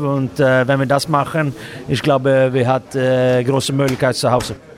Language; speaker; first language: German; non-native, learner; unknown